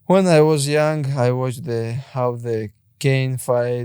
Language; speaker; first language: English; non-native, learner; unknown